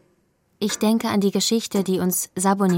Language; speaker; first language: German; native; German